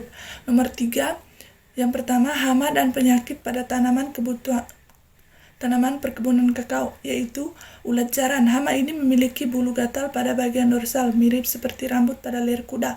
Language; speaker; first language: Indonesian; non-native, learner; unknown